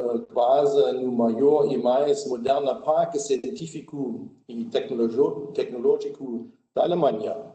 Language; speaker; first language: Portuguese; non-native, learner; German